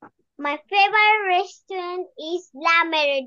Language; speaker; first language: English; non-native, learner; Bangla